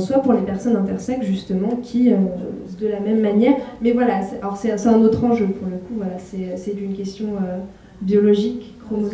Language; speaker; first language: French; native; French